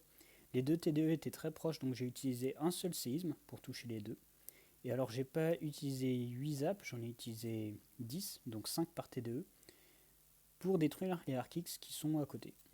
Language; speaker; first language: French; native; French